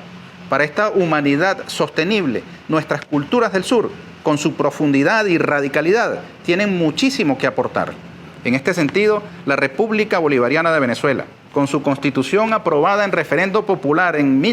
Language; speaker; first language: Spanish; native; Spanish